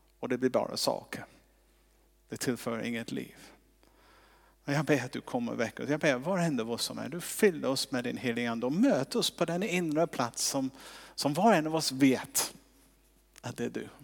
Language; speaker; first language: Swedish; non-native, fluent; English